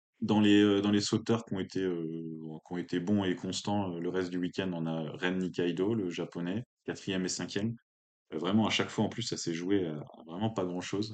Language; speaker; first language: French; native; French